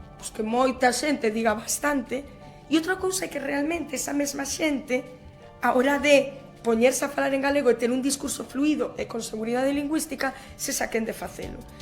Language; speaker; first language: Galician; non-native, local second language; Spanish